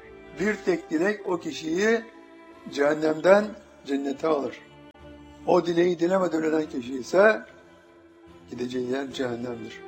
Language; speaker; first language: Turkish; native; Turkish